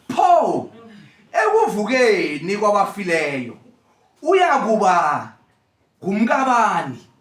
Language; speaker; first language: Zulu; native; Zulu